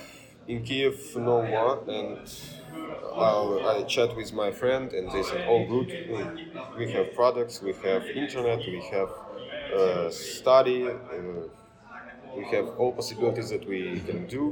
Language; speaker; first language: English; non-native, learner; Ukrainian